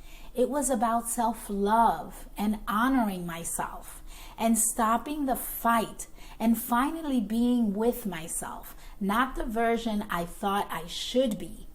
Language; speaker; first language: English; native; English